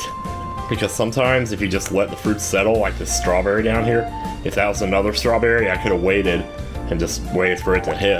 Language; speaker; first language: English; native; English